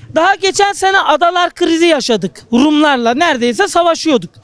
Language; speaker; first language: Turkish; native; Turkish